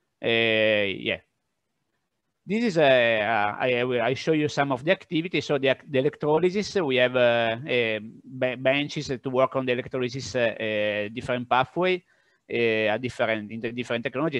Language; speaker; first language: English; non-native, fluent; Italian